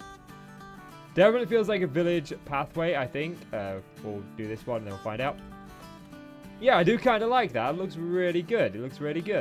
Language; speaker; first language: English; native; English